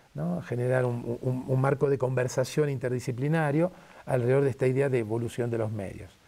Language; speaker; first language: Spanish; native; Spanish